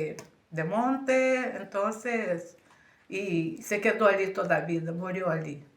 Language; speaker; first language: Spanish; early bilingual, heritage; Spanish